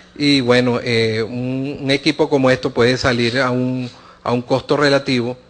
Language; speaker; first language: Spanish; native; Spanish